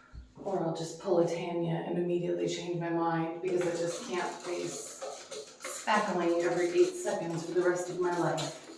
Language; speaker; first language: English; native; English